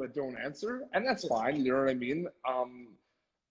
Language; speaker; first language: English; native; English